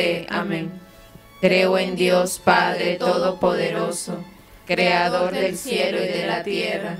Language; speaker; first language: Spanish; native; Spanish